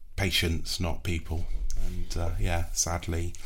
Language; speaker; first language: English; native; English